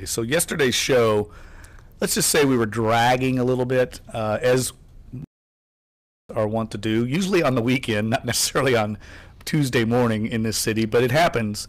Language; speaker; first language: English; native; English